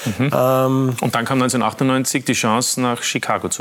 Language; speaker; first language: German; native; German